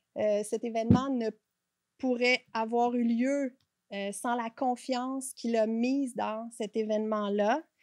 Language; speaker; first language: French; native; French